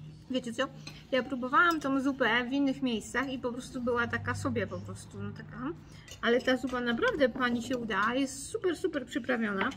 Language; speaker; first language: Polish; native; Polish